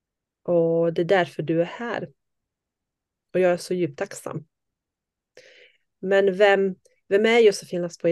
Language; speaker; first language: Swedish; non-native, fluent; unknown